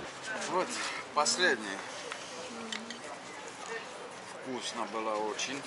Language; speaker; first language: Russian; non-native, learner; English